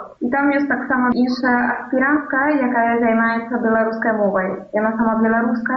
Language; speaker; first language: Belarusian; non-native, fluent; Italian